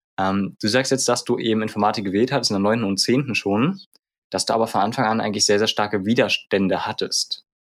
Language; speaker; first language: German; native; German